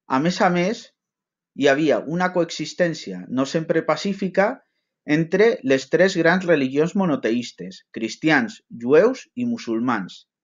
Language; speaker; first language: Catalan; non-native, local second language; Spanish